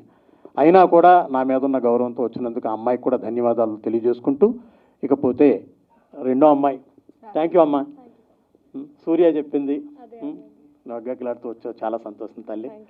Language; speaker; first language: Telugu; native; Telugu